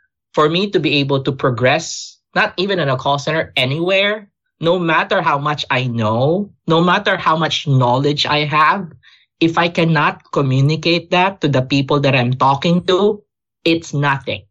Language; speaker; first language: English; non-native, local second language; Filipino